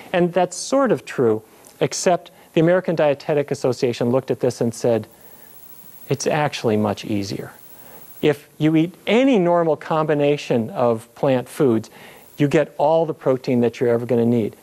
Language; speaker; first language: English; native; English